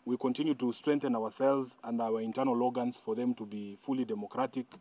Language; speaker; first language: English; non-native, local second language; Luyia